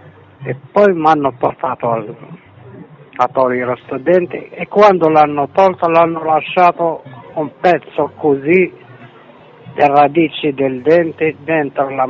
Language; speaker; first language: Italian; non-native, fluent; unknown